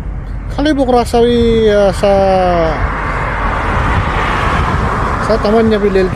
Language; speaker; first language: Arabic; non-native, learner; Filipino